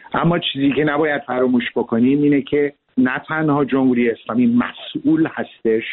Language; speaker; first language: Persian; early bilingual, heritage; Persian